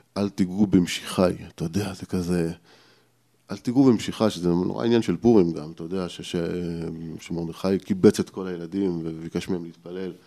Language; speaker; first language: Hebrew; native; Hebrew